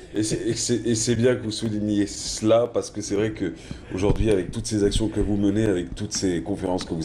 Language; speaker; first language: French; non-native, local second language; Arabic